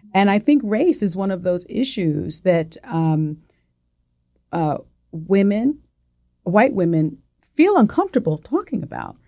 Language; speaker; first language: English; early bilingual, other home language; Spanish